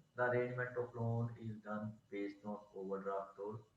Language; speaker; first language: English; non-native, local second language; Punjabi